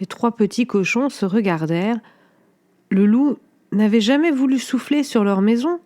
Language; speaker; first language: French; native; French